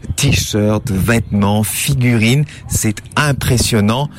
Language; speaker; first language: French; non-native, local second language; Morisyen